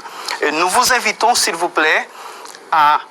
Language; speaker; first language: French; non-native, fluent; Spanish